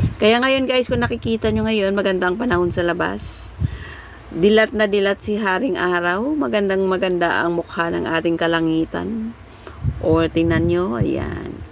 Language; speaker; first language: Filipino; native; Filipino